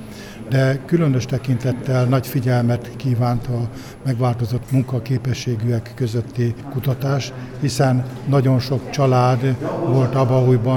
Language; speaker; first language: Hungarian; native; Hungarian